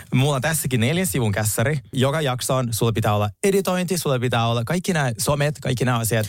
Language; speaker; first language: Finnish; non-native, fluent; Russian